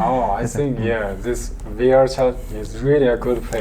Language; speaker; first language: English; non-native, learner; Chinese